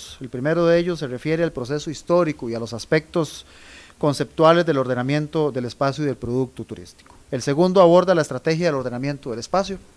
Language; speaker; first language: Spanish; native; Spanish